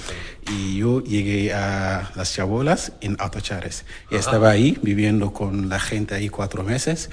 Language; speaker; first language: Spanish; non-native, learner; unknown